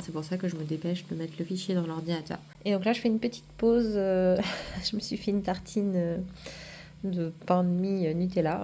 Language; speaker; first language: French; native; French